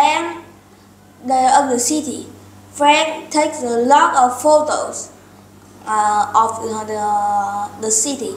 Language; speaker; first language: English; non-native, learner; Vietnamese